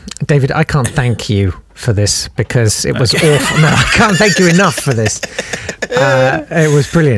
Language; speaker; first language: English; native; English